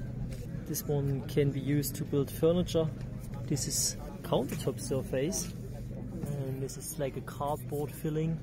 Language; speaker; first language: English; non-native, fluent; German